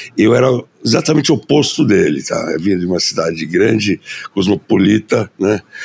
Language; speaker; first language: Portuguese; early bilingual, other home language; German